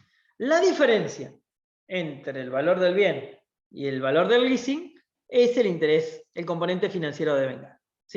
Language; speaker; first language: Spanish; native; Spanish